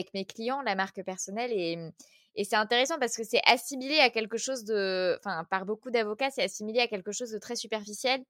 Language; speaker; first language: French; native; French